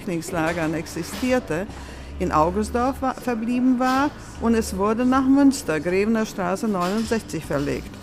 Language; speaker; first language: German; early bilingual, other home language; Latvian